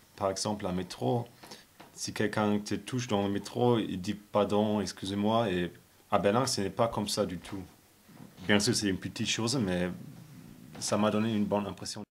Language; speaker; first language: French; non-native, fluent; German